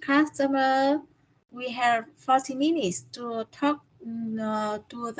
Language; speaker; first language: English; non-native, learner; Vietnamese